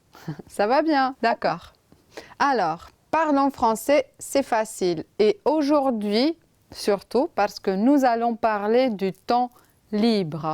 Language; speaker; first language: French; non-native, fluent; Romanian